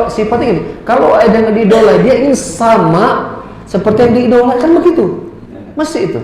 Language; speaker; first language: Indonesian; native; Indonesian